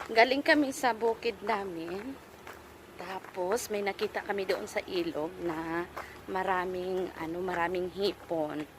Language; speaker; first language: Filipino; non-native, local second language; Cebuano